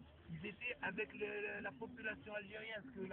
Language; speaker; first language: French; non-native, local second language; Arabic